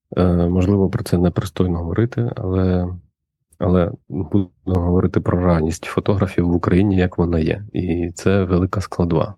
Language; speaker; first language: Ukrainian; native; Ukrainian